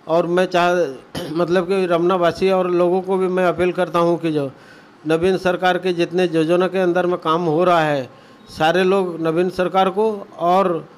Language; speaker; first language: Hindi; non-native, local second language; Odia